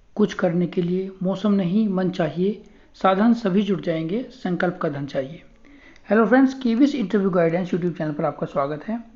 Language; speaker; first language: Hindi; native; Hindi